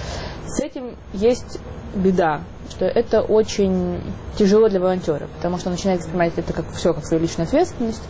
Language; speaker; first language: Russian; native; Russian